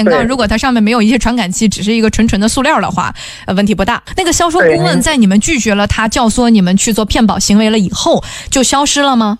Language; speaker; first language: Chinese; native; Chinese